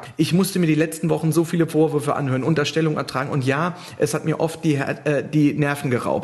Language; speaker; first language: German; native; German